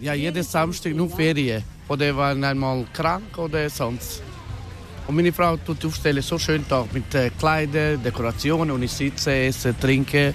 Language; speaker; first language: German; non-native, learner; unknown